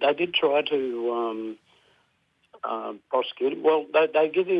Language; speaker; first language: English; native; English